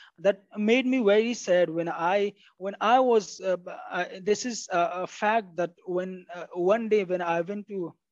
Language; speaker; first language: English; non-native, fluent; Pashto